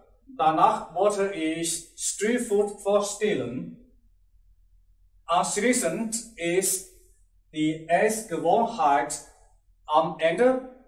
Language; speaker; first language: German; non-native, learner; Chinese